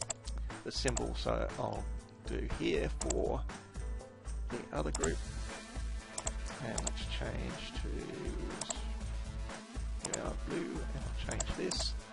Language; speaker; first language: English; native; English